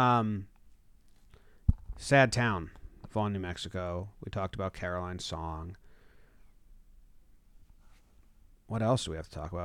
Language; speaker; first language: English; native; English